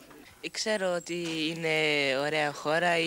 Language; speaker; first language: Greek; early bilingual, heritage; Greek